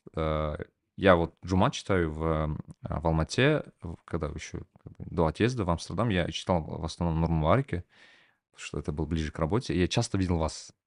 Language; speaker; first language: Russian; non-native, local second language; Kazakh